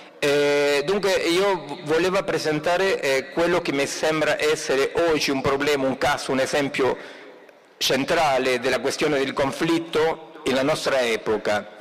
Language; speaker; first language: Italian; non-native, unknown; Spanish